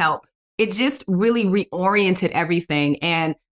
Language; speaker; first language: English; native; English